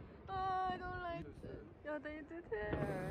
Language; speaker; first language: English; non-native, learner; Korean